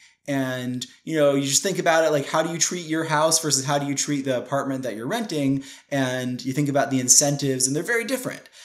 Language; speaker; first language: English; native; English